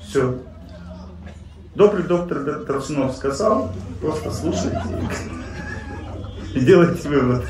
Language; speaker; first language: Russian; native; Russian